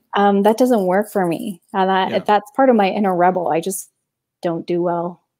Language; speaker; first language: English; native; English